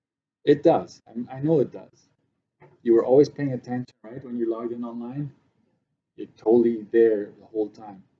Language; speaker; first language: English; native; English